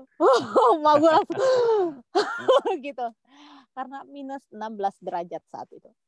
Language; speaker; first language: Indonesian; native; Indonesian